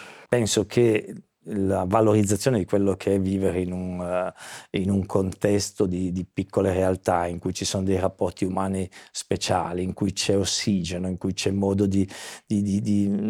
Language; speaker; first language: Italian; native; Italian